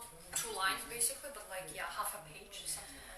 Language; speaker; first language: English; non-native, fluent; Armenian